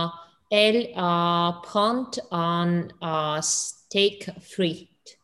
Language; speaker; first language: French; non-native, learner; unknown